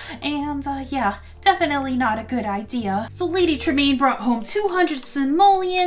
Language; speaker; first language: English; native; English